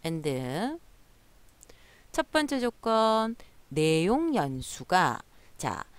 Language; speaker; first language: Korean; native; Korean